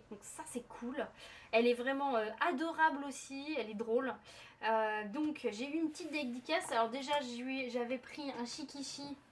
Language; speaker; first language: French; native; French